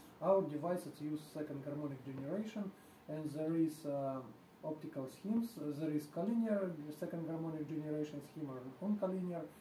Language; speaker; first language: English; non-native, fluent; Russian